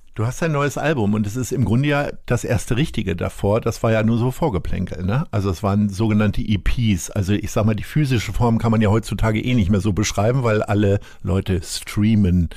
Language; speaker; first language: German; native; German